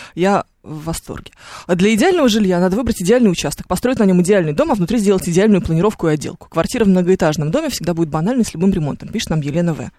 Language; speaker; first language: Russian; native; Russian